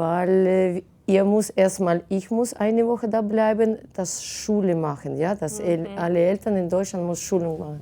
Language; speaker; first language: German; non-native, fluent; Russian